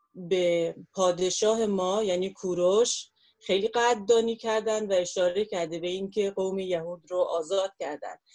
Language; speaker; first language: Persian; non-native, local second language; Kurdish